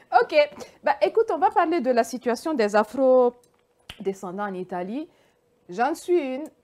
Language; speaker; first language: French; early bilingual, heritage; French